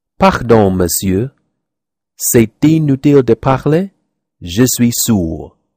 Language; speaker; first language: French; non-native, learner; English